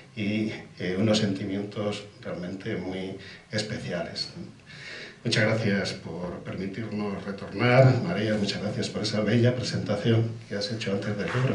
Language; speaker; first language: Spanish; native; Spanish